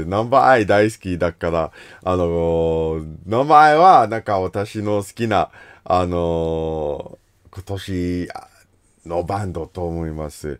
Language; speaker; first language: Japanese; non-native, learner; English